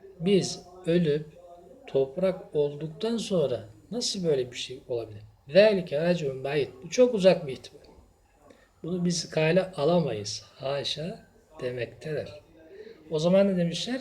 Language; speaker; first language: Turkish; native; Turkish